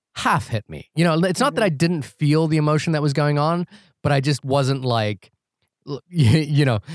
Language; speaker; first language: English; native; English